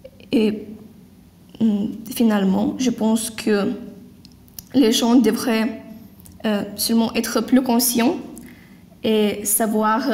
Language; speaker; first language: French; non-native, learner; Lithuanian